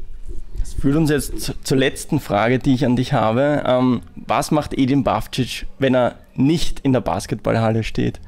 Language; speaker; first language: German; native; German